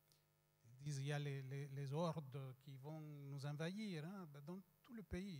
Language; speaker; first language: French; non-native, fluent; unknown